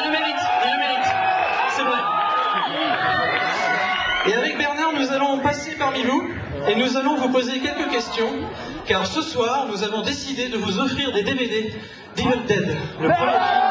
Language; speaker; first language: French; native; French